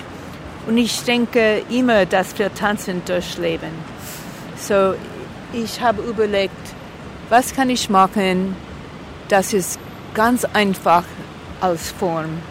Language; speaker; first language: German; non-native, learner; English